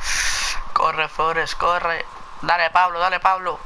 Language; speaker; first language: Spanish; native; Spanish